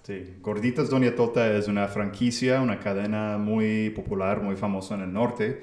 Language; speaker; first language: Spanish; non-native, fluent; English